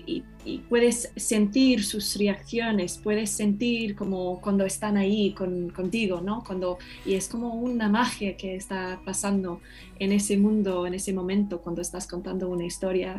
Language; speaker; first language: Spanish; non-native, fluent; English